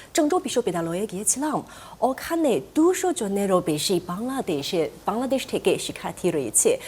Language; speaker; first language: Bangla; non-native, fluent; Chinese